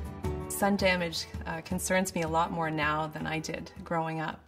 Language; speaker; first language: English; native; English